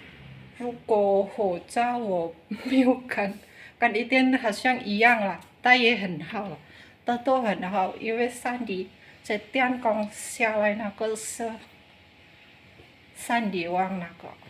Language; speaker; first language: Chinese; non-native, learner; Indonesian